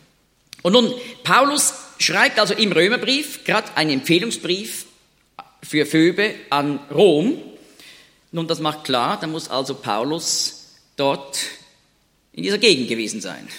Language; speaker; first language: German; native; German